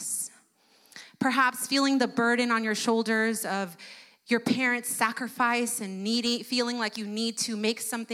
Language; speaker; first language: English; early bilingual, other home language; Spanish